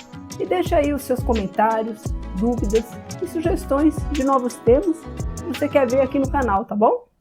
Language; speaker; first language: Portuguese; native; Portuguese